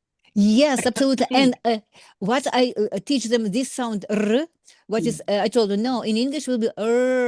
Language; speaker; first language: English; non-native, learner; Russian